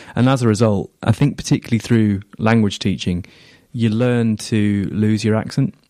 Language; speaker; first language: English; native; English